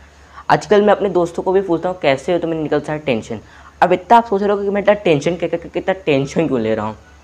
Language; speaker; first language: Hindi; native; Hindi